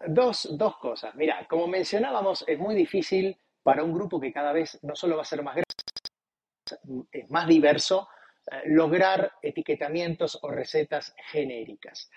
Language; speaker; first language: Spanish; native; Spanish